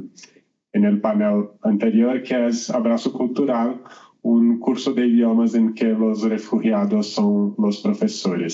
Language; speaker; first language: Spanish; non-native, learner; Portuguese